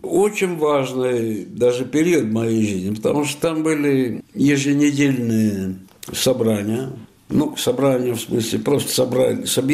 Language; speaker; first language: Russian; non-native, fluent; Spanish